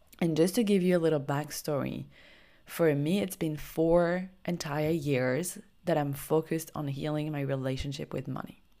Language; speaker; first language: English; non-native, fluent; French